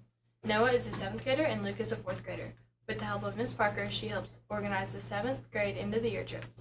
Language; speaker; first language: English; native; English